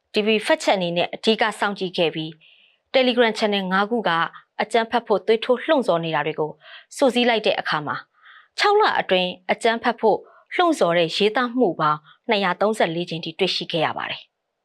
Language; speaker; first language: Burmese; native; Burmese